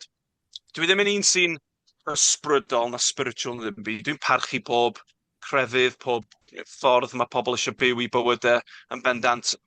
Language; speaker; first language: Welsh; non-native, local second language; English